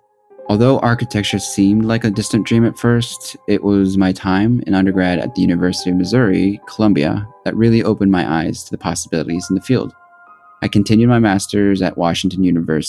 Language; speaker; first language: English; native; English